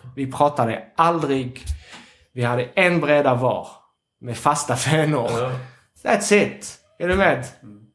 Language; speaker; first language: Swedish; non-native, fluent; French